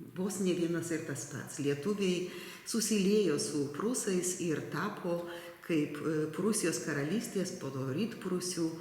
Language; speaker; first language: Lithuanian; non-native, local second language; Polish